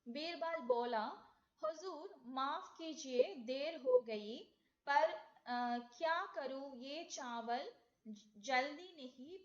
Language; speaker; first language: Hindi; non-native, local second language; Tamil